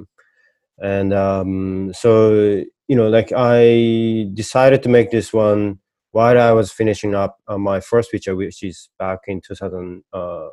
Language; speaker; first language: English; non-native, fluent; Japanese